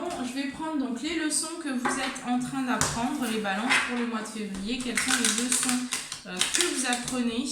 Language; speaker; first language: French; native; French